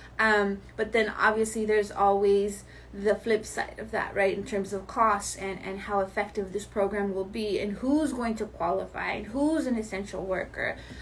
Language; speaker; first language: English; early bilingual, other home language; Spanish